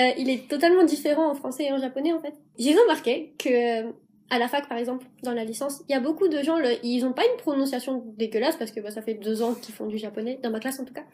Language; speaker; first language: French; native; French